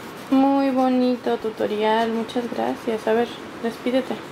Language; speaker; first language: Spanish; native; Spanish